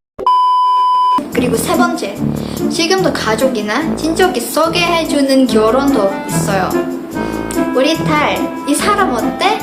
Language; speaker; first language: Korean; non-native, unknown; Indonesian